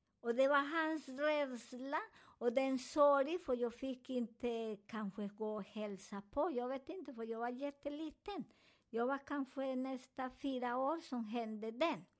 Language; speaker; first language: Swedish; non-native, learner; Spanish